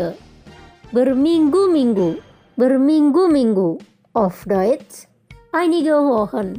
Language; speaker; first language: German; non-native, fluent; Indonesian